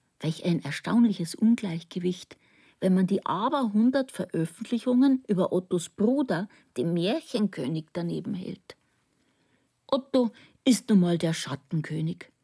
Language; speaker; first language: German; native; German